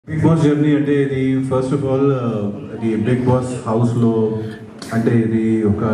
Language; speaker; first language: Telugu; non-native, fluent; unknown